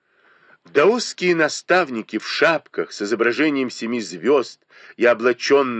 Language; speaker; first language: Russian; native; Russian